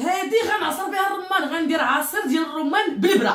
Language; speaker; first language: Arabic; native; Arabic